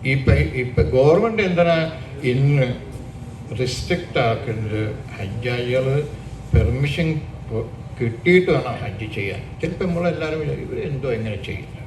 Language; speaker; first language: Malayalam; early bilingual, heritage; Malayalam